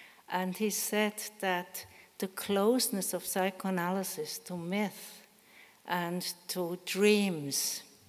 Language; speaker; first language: English; non-native, fluent; German